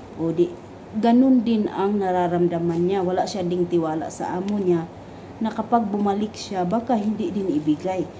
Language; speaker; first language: Filipino; non-native, local second language; Cebuano